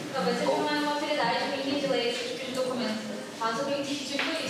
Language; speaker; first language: Portuguese; non-native, fluent; Haitian Creole